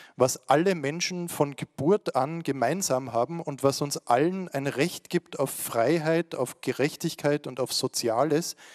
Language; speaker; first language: German; native; German